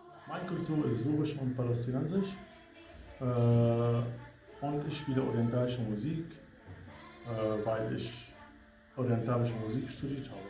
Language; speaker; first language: German; non-native, fluent; Arabic